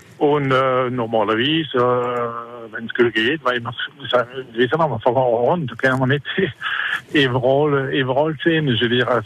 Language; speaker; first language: German; non-native, local second language; French